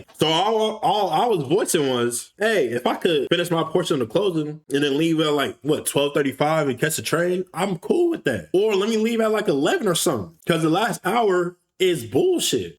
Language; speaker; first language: English; native; English